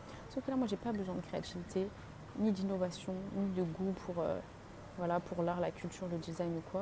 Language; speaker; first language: French; native; French